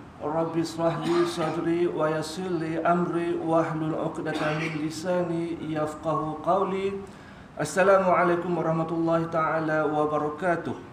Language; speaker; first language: Malay; native; Malay